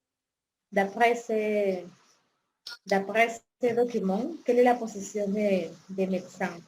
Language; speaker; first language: French; non-native, fluent; Spanish